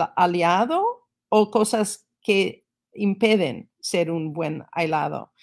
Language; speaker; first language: Spanish; non-native, fluent; English